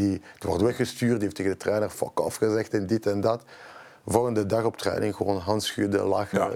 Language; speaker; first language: Dutch; non-native, local second language; French